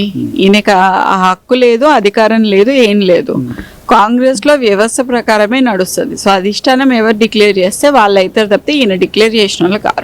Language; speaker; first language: Telugu; native; Telugu